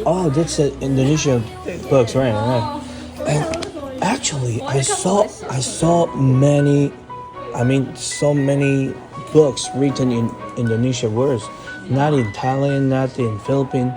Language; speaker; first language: English; non-native, fluent; Chinese